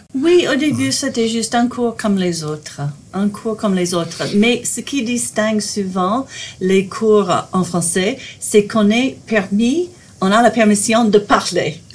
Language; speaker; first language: French; non-native, fluent; English